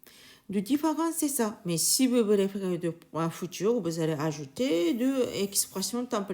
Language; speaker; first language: French; non-native, learner; Japanese